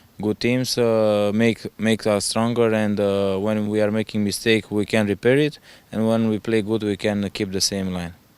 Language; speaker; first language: English; non-native, fluent; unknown